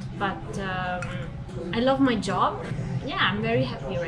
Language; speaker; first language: English; non-native, fluent; Italian